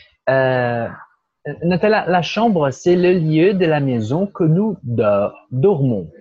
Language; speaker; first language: French; non-native, learner; Portuguese